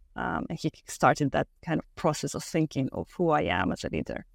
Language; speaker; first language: English; non-native, fluent; Romanian